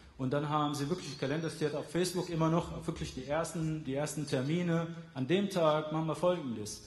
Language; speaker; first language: German; non-native, fluent; Arabic